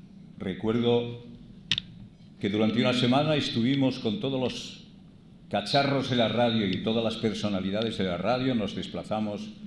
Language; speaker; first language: Spanish; native; Spanish